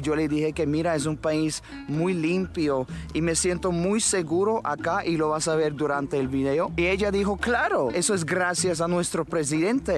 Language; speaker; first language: Spanish; non-native, fluent; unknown